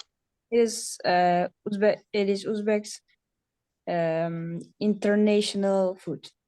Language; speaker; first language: English; non-native, learner; Uzbek